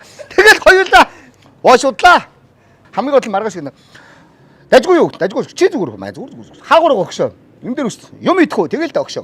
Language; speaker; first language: Mongolian; native; Mongolian